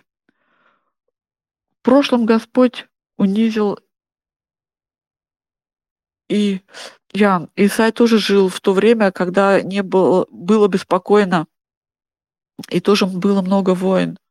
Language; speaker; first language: Russian; non-native, fluent; German